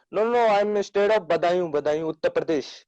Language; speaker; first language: English; non-native, learner; Hindi